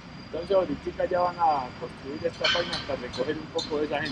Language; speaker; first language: Spanish; native; Spanish